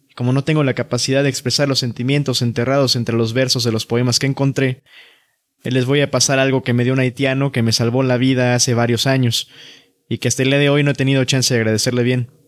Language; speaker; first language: Spanish; native; Spanish